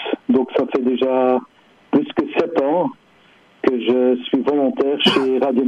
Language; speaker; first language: French; non-native, fluent; Dutch